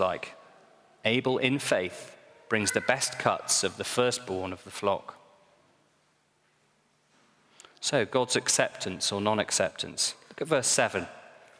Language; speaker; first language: English; native; English